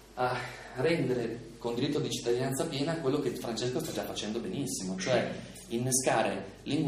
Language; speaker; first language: Italian; native; Italian